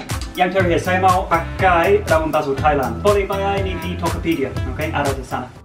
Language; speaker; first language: Indonesian; non-native, fluent; English